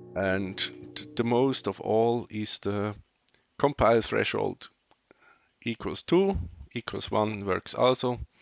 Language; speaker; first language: English; non-native, learner; Swiss German